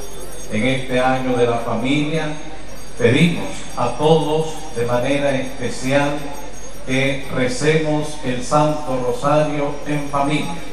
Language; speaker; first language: Spanish; native; Spanish